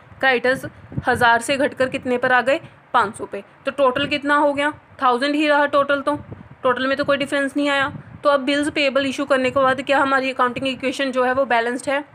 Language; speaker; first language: Hindi; non-native, local second language; Punjabi